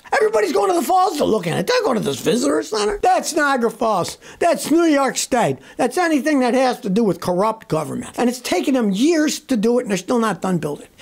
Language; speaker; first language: English; native; English